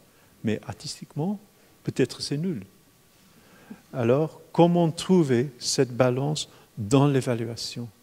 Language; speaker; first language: French; non-native, fluent; English